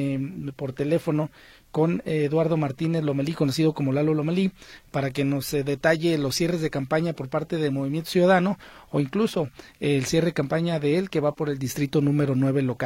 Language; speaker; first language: Spanish; native; Spanish